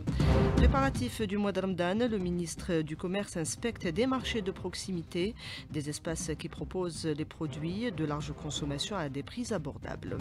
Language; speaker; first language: French; non-native, local second language; Arabic